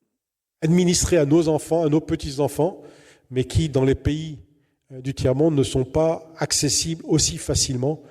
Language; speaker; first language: French; native; French